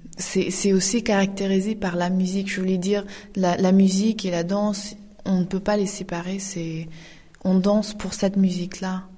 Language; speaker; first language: French; non-native, fluent; Uyghur